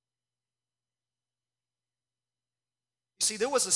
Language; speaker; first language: English; early bilingual, other home language; Chinese